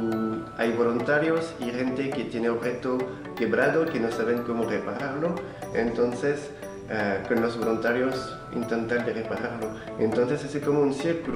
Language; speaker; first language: Spanish; non-native, fluent; French